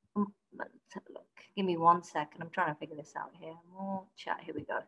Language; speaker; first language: English; native; English